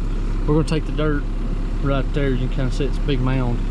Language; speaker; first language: English; native; English